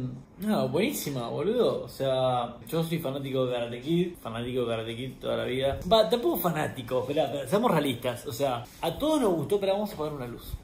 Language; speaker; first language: Spanish; native; Spanish